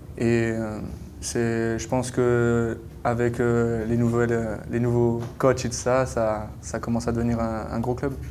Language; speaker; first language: French; native; French